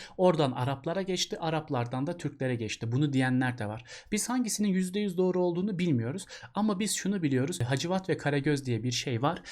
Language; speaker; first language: Turkish; native; Turkish